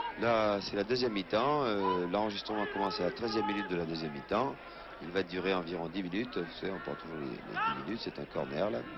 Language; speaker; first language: French; native; French